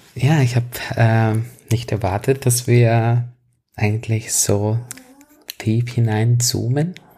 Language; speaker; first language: German; non-native, fluent; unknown